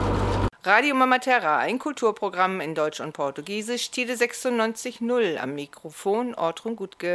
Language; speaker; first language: German; native; German